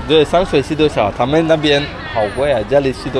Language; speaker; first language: Chinese; non-native, learner; Rundi